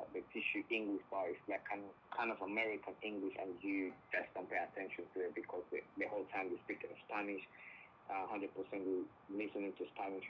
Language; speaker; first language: English; non-native, fluent; Spanish